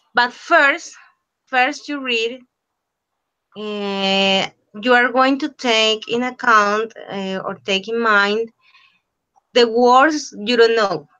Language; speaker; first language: English; non-native, fluent; Spanish